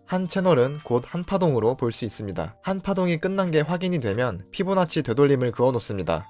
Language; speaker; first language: Korean; native; Korean